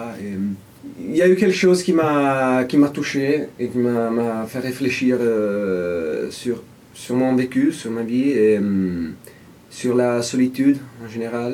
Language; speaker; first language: French; non-native, fluent; Italian